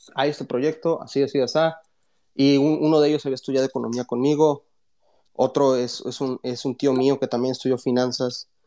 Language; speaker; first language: Spanish; early bilingual, heritage; Spanish